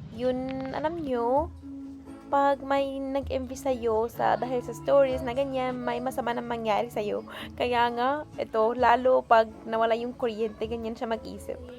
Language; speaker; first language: Filipino; non-native, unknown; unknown